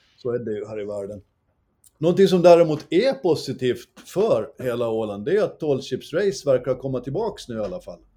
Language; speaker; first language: Swedish; native; Swedish